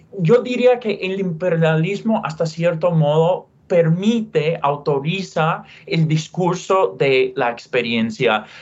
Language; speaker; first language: Spanish; non-native, fluent; English